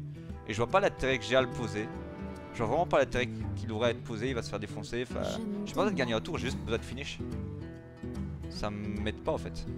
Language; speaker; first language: French; native; French